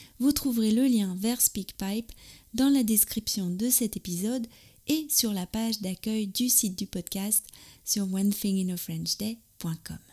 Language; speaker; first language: French; native; French